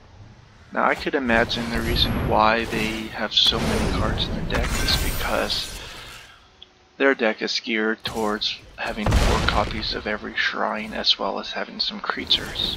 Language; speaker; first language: English; native; English